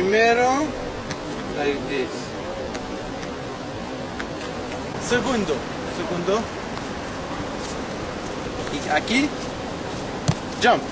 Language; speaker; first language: Spanish; non-native, learner; French